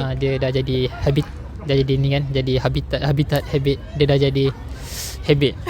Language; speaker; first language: Malay; native; Malay